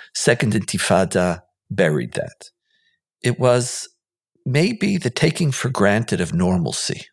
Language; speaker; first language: English; non-native, fluent; Hebrew